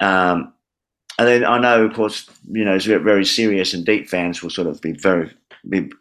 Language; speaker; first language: English; native; English